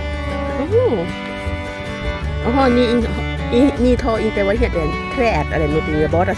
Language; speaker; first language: Swedish; non-native, learner; Thai